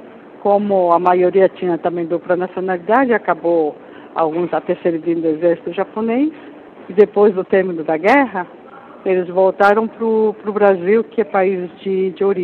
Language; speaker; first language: Portuguese; early bilingual, other home language; Japanese